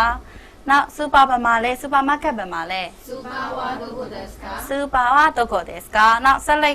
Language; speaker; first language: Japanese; non-native, fluent; Burmese